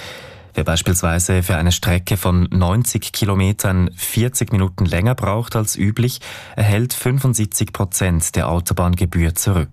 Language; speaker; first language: German; native; German